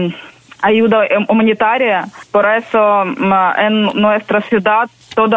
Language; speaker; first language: Spanish; non-native, fluent; Ukrainian